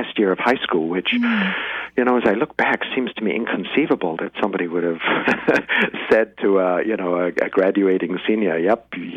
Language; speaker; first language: English; native; English